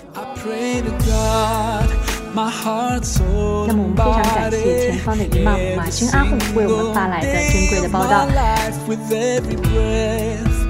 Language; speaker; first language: Chinese; native; Chinese